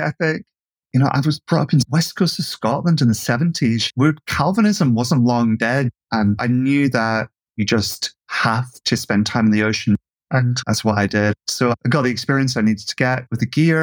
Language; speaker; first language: English; native; English